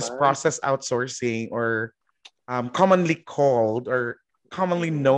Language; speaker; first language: English; non-native, local second language; Cebuano